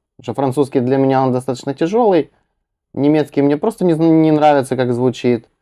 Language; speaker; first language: Russian; native; Russian